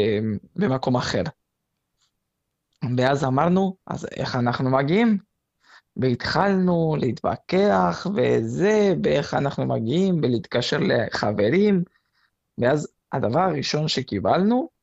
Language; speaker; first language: Hebrew; non-native, fluent; Spanish